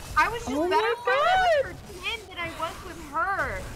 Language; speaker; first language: English; native; English